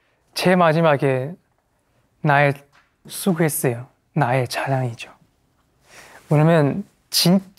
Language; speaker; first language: Korean; non-native, fluent; Chinese